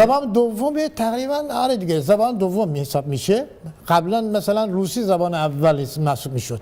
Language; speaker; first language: Persian; non-native, local second language; Turkmen